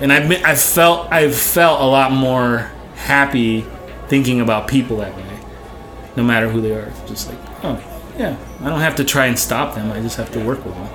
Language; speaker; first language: English; early bilingual, other home language; Spanish